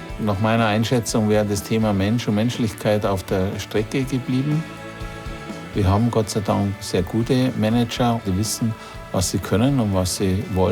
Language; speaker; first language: German; native; German